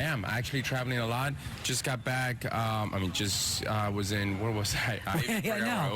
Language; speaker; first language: English; early bilingual, other home language; Spanish